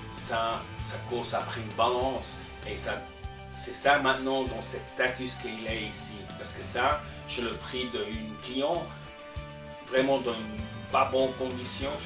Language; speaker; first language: French; non-native, local second language; German